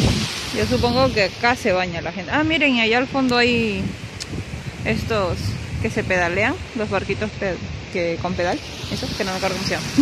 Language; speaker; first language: Spanish; native; Spanish